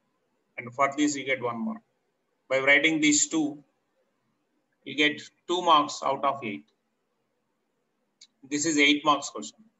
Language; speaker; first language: English; non-native, local second language; Telugu